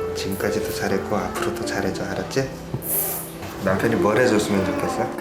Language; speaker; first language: Korean; native; Korean